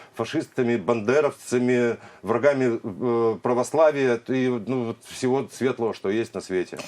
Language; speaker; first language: Russian; native; Russian